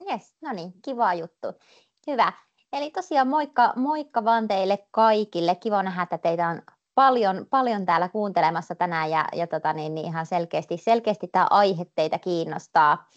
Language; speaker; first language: Finnish; native; Finnish